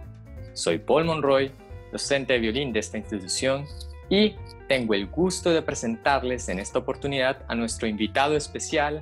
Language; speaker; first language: Spanish; native; Spanish